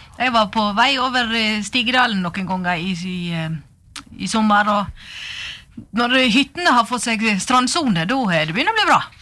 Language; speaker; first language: Norwegian; native; Norwegian